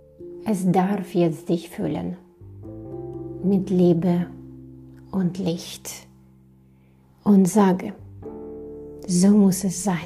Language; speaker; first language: German; non-native, fluent; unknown